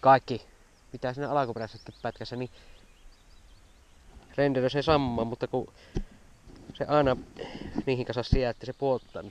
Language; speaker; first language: Finnish; native; Finnish